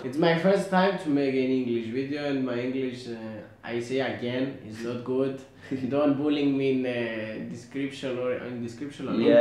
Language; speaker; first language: English; non-native, learner; Greek